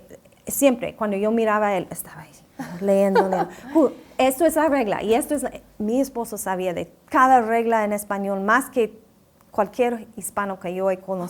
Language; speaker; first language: Spanish; non-native, fluent; English